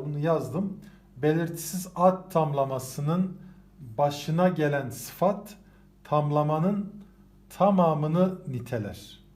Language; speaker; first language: Turkish; native; Turkish